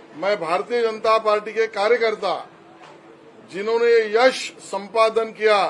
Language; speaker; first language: Hindi; non-native, local second language; Marathi